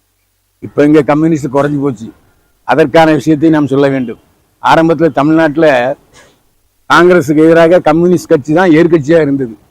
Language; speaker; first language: Tamil; native; Tamil